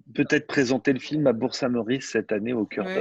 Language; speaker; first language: French; native; French